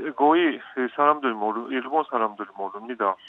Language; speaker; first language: Korean; non-native, fluent; Japanese